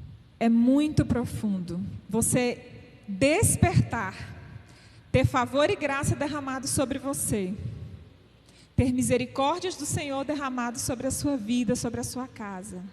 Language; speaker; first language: Portuguese; native; Portuguese